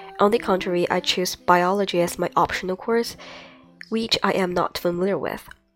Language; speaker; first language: English; non-native, fluent; Chinese